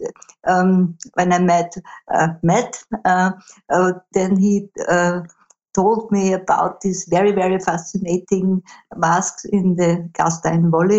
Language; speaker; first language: English; non-native, fluent; German